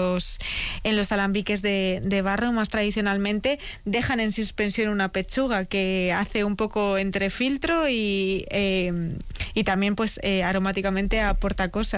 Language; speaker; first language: Spanish; native; Spanish